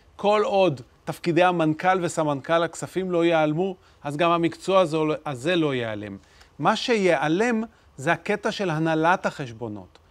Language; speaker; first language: Hebrew; native; Hebrew